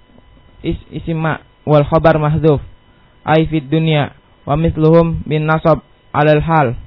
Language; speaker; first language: Arabic; non-native, learner; Indonesian